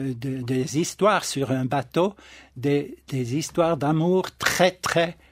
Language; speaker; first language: French; non-native, local second language; German